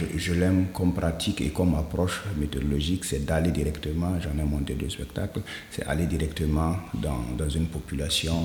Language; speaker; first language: French; non-native, local second language; Mossi